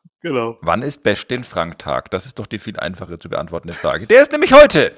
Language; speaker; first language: German; native; German